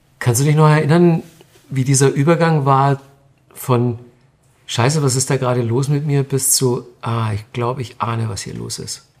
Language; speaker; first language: German; native; German